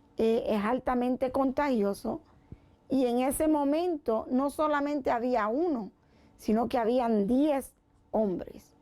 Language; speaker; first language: Spanish; native; Spanish